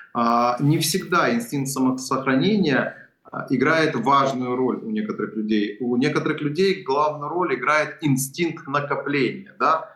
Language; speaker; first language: Russian; non-native, local second language; Ukrainian